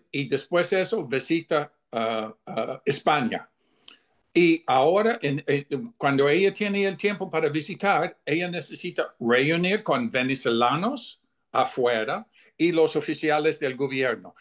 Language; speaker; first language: Spanish; non-native, fluent; English